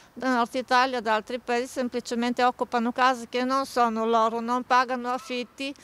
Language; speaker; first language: Italian; non-native, fluent; Bulgarian